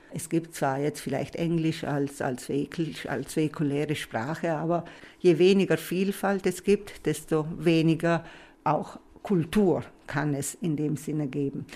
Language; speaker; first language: German; non-native, local second language; Italian